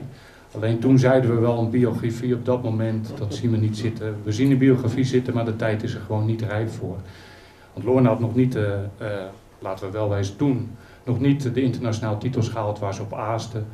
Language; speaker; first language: Dutch; native; Dutch